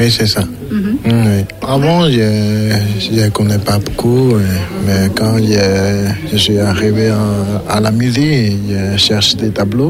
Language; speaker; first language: French; non-native, learner; Chinese